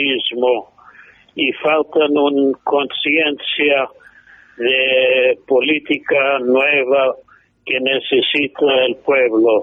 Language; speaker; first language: Spanish; non-native, fluent; English